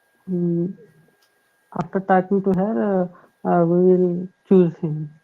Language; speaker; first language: English; non-native, learner; Telugu